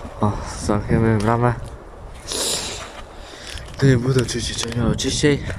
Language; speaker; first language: Polish; native; Polish